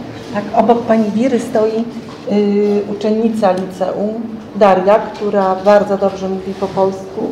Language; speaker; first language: Polish; native; Polish